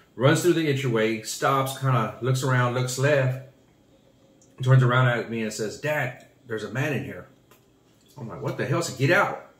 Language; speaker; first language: English; native; English